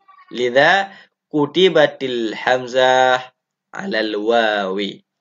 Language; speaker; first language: Arabic; non-native, fluent; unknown